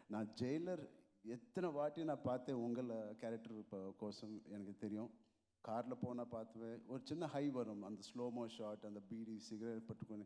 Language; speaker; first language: Tamil; non-native, local second language; Telugu